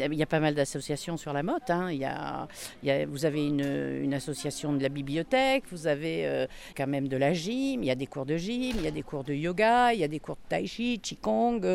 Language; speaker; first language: French; native; French